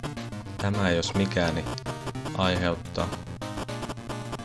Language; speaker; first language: Finnish; native; Finnish